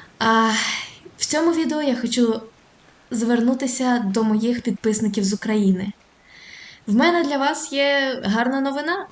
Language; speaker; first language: Ukrainian; non-native, local second language; Russian